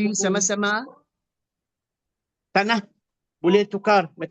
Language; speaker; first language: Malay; non-native, fluent; Arabic